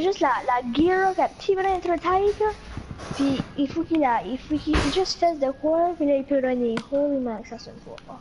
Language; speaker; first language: French; native; French